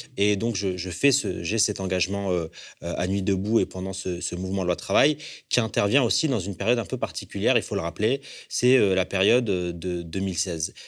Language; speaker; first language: French; early bilingual, other home language; Arabic